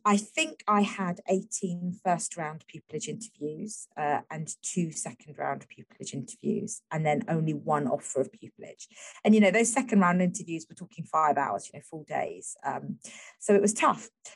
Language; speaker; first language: English; native; English